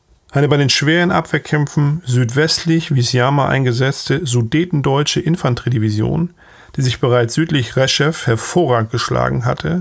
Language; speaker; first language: German; native; German